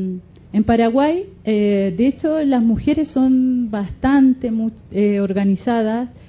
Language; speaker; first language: Spanish; native; Spanish